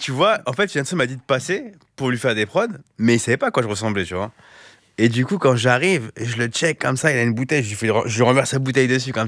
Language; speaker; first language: French; native; French